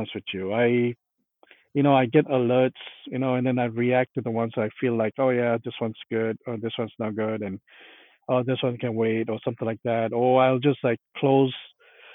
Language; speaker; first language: English; non-native, local second language; Punjabi